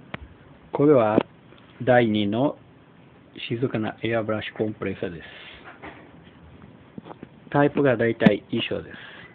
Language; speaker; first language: Japanese; non-native, fluent; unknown